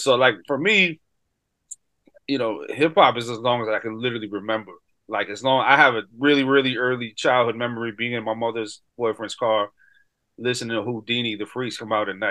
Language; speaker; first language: English; native; English